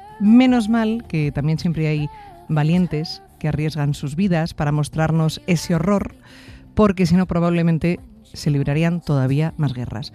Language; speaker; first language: Spanish; native; Spanish